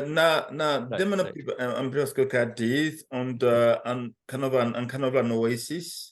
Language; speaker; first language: Welsh; non-native, fluent; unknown